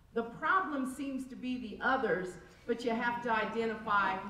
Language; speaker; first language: English; native; English